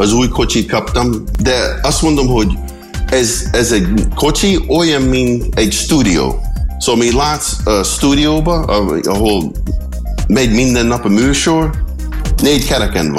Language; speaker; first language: Hungarian; early bilingual, heritage; English